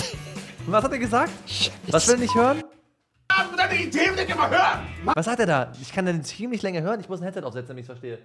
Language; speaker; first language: German; native; German